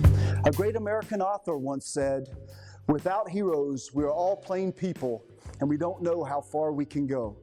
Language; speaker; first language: English; native; English